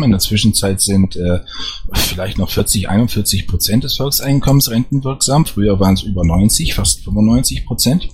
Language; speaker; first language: German; native; German